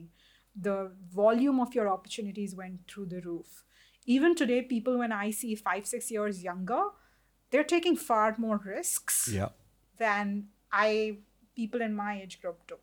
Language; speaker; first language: English; non-native, local second language; Hindi